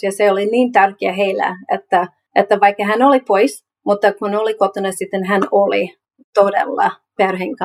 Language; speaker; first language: Finnish; non-native, learner; English